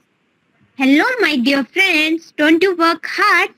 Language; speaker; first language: English; non-native, learner; Hindi